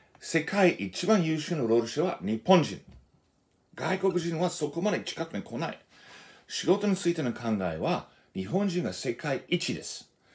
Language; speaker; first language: Japanese; non-native, fluent; English